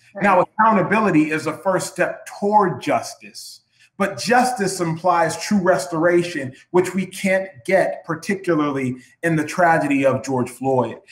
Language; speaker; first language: English; native; English